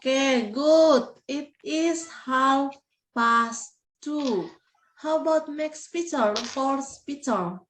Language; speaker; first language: English; non-native, fluent; Indonesian